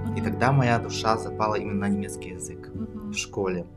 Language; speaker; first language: Russian; native; Russian